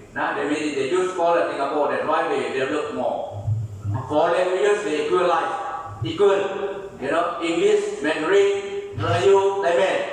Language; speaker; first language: English; non-native, learner; Thai